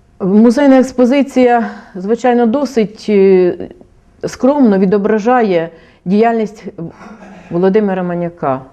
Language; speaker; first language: Ukrainian; native; Ukrainian